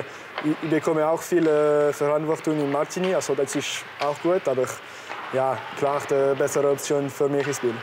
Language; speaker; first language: German; non-native, local second language; French